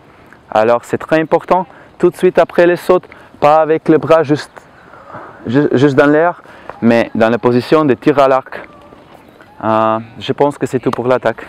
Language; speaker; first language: French; non-native, learner; Slovenian